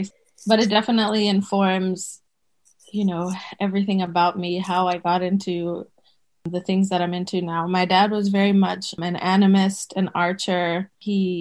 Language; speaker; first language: English; native; English